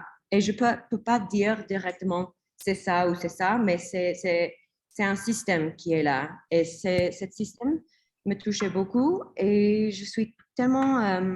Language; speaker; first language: French; non-native, learner; English